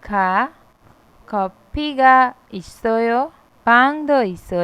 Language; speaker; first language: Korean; non-native, fluent; Hindi